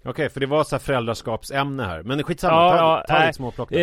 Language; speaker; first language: Swedish; native; Swedish